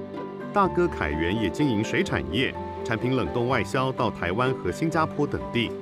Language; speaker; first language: Chinese; native; Chinese